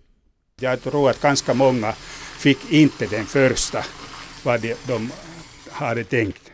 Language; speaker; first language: Swedish; non-native, local second language; Finnish